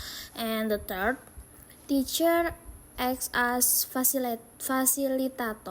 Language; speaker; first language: English; non-native, learner; Indonesian